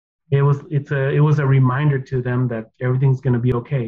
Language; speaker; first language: English; early bilingual, other home language; Spanish